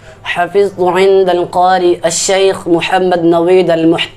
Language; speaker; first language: Arabic; non-native, learner; Urdu